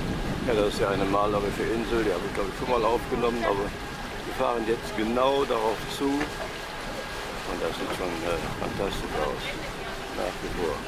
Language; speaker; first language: German; native; German